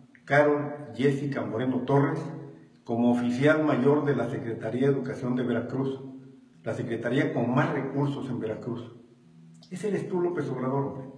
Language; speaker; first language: Spanish; native; Spanish